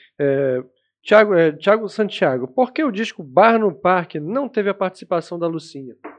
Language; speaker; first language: Portuguese; native; Portuguese